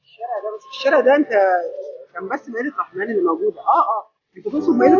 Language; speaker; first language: Arabic; native; Arabic